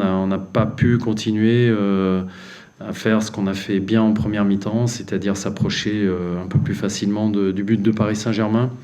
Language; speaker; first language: French; native; French